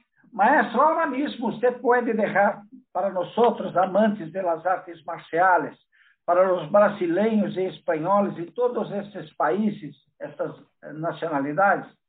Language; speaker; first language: Spanish; non-native, learner; Portuguese